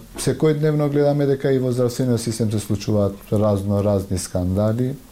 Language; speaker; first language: Macedonian; non-native, local second language; Albanian